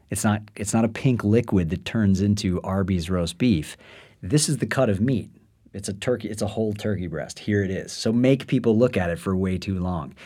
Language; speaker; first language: English; native; English